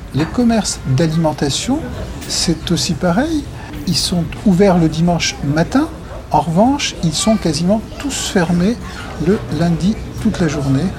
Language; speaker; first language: French; native; French